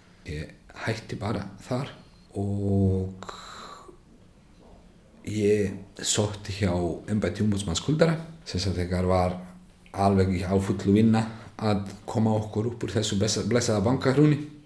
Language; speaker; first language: Icelandic; non-native, fluent; Bosnian